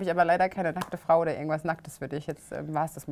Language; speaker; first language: German; native; German